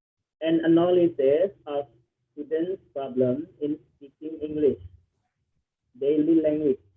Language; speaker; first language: English; non-native, learner; Indonesian